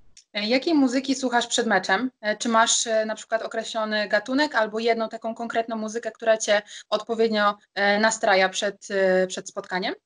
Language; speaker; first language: Polish; native; Polish